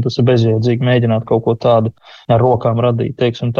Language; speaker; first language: Latvian; native; Latvian